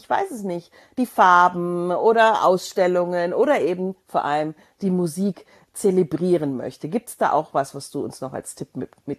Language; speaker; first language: German; native; German